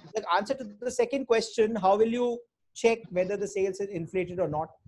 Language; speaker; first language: English; non-native, local second language; Hindi